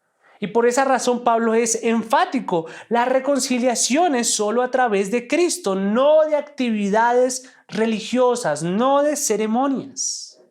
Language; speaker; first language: Spanish; native; Spanish